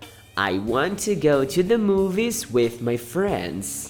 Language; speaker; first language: English; non-native, fluent; Portuguese